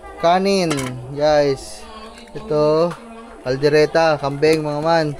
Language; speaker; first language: Filipino; non-native, local second language; Cebuano